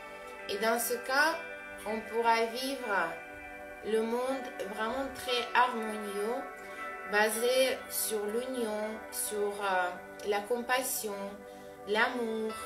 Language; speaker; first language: French; non-native, fluent; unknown